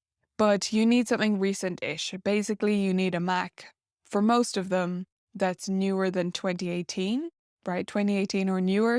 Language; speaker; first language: English; native; English